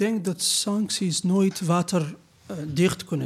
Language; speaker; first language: Dutch; non-native, fluent; Persian